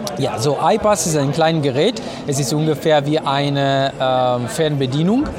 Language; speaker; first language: German; non-native, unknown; Italian